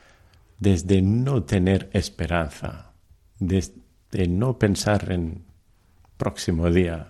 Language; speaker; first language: Spanish; early bilingual, heritage; Telugu